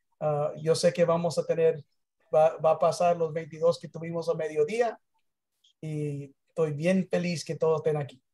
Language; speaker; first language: Spanish; early bilingual, heritage; English